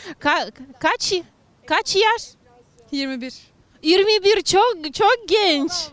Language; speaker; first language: Turkish; non-native, learner; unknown